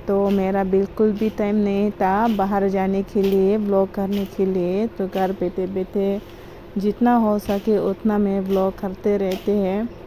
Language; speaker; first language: Hindi; non-native, local second language; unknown